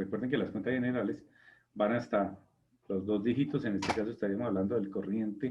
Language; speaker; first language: Spanish; native; Spanish